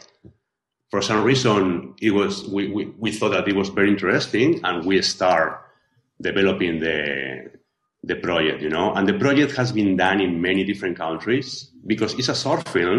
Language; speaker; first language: English; non-native, fluent; Spanish